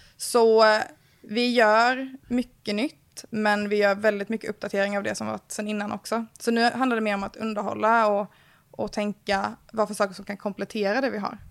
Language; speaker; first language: Swedish; native; Swedish